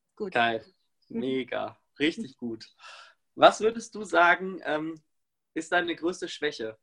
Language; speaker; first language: German; native; German